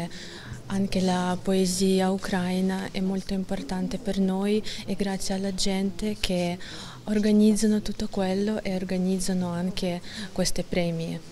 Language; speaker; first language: Italian; non-native, learner; Ukrainian